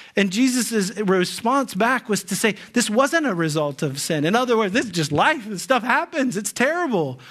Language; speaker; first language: English; native; English